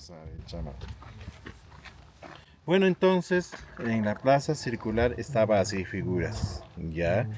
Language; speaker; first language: Spanish; native; Spanish